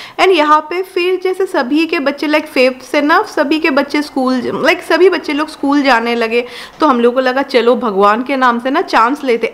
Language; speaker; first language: Hindi; non-native, local second language; Bangla